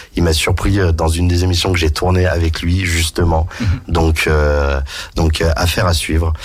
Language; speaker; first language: French; native; French